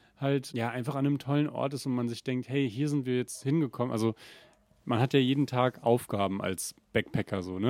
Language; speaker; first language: German; native; German